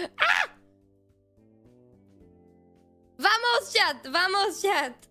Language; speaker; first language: Portuguese; non-native, learner; English